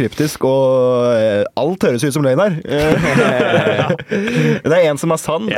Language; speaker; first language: Norwegian; native; Norwegian